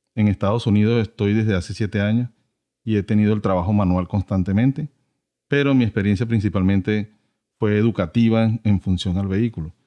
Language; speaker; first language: Spanish; native; Spanish